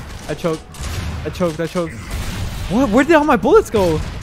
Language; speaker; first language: English; early bilingual, other home language; Spanish